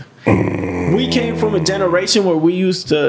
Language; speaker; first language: English; native; English